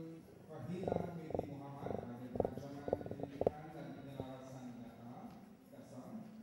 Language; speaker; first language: Malay; native; Malay